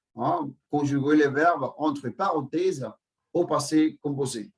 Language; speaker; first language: French; non-native, fluent; Spanish